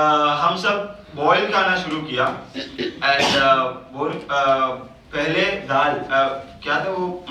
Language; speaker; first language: Hindi; non-native, local second language; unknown